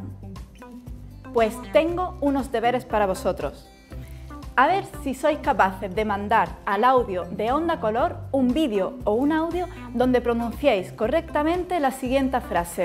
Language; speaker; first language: Spanish; native; Spanish